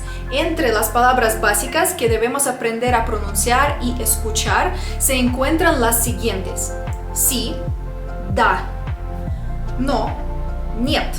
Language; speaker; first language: Spanish; non-native, fluent; Russian